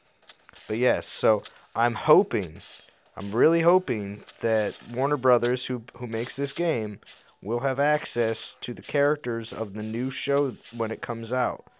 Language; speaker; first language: English; native; English